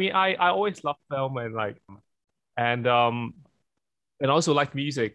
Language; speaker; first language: English; non-native, local second language; Cantonese